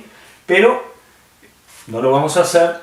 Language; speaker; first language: Spanish; native; Spanish